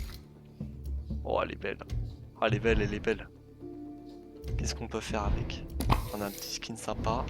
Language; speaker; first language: French; native; French